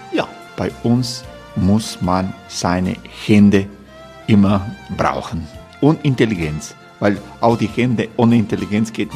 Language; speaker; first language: German; non-native, learner; Croatian